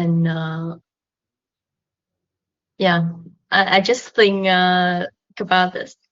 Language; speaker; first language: English; non-native, learner; Vietnamese